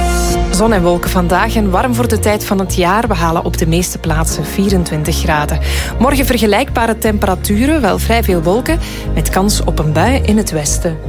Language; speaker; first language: Dutch; native; Dutch